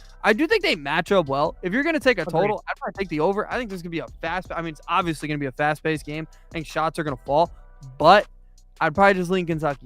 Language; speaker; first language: English; native; English